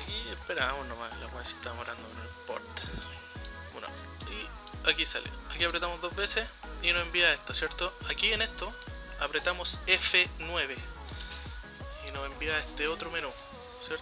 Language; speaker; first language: Spanish; native; Spanish